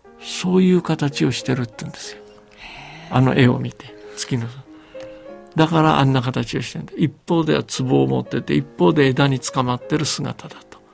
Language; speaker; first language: Japanese; early bilingual, heritage; Japanese